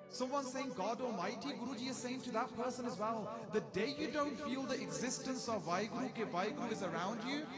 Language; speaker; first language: English; early bilingual, other home language; Punjabi